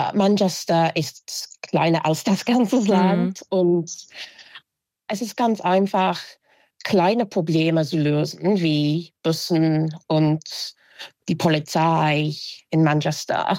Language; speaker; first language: German; non-native, fluent; English